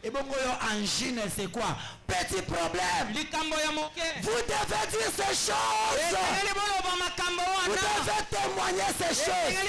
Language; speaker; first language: French; non-native, local second language; Lingala